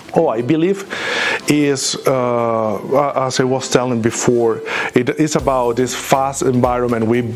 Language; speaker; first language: English; non-native, fluent; Spanish